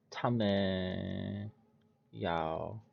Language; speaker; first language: Chinese; non-native, learner; English